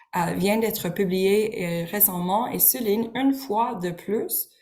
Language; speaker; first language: French; non-native, learner; English